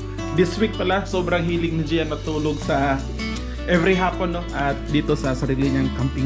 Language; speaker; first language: Filipino; non-native, local second language; Cebuano